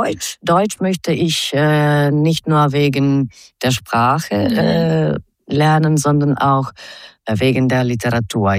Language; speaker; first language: German; non-native, fluent; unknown